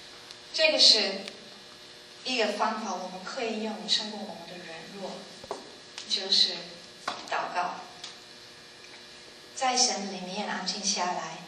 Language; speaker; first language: Chinese; non-native, learner; English